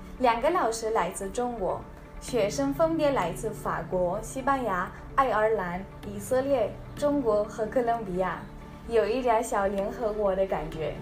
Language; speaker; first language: Chinese; non-native, fluent; Spanish